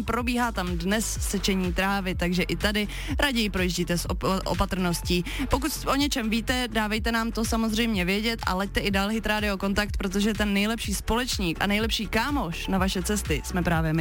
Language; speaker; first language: Czech; native; Czech